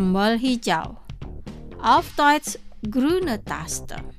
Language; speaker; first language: German; non-native, fluent; Indonesian